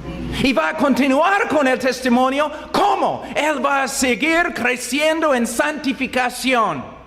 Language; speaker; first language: Spanish; non-native, fluent; English